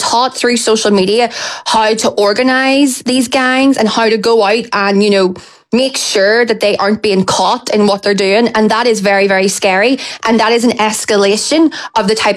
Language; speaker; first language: English; native; English